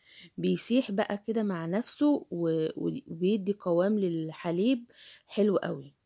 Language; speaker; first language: Arabic; native; Arabic